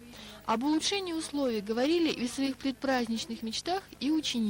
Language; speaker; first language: Russian; native; Russian